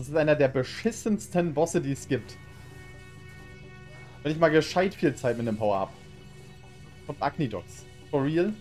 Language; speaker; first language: German; native; German